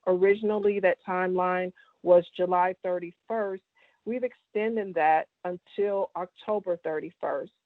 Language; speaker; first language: English; native; English